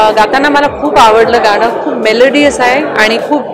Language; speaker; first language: Marathi; non-native, local second language; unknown